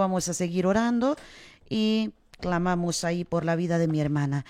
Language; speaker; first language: Spanish; native; Spanish